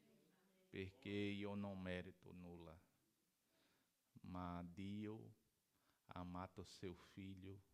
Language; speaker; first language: Italian; non-native, learner; Portuguese